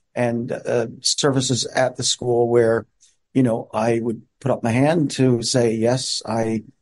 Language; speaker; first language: English; native; English